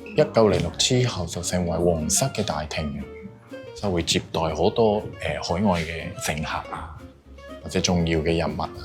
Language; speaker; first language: Cantonese; non-native, fluent; Japanese